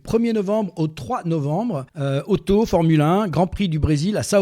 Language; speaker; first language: French; native; French